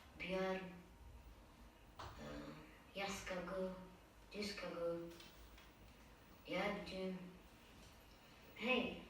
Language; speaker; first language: Swedish; non-native, learner; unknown